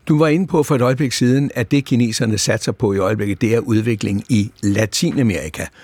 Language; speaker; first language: Danish; native; Danish